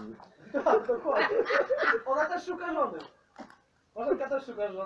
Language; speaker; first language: Polish; non-native, learner; Slovenian